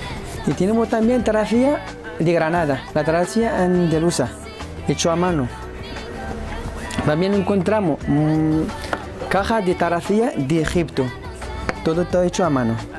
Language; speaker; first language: Spanish; non-native, fluent; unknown